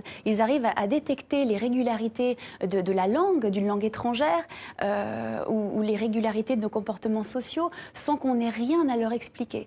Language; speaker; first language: French; native; French